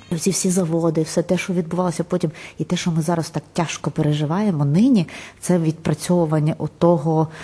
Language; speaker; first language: Ukrainian; non-native, local second language; Russian